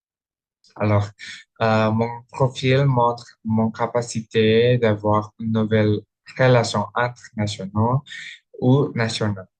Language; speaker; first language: French; non-native, learner; Indonesian